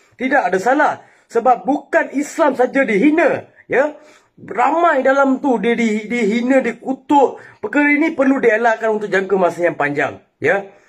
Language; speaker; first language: Malay; non-native, local second language; Tamil